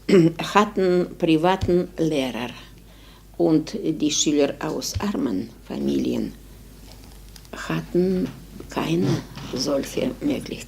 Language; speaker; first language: German; non-native, learner; Ukrainian